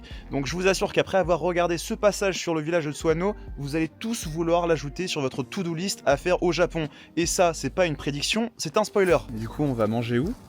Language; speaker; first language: French; native; French